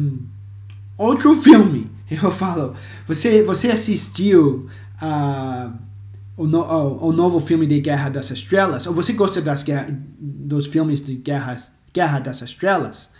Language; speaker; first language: Portuguese; non-native, fluent; English